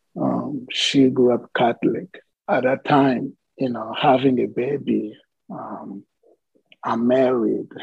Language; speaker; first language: English; non-native, fluent; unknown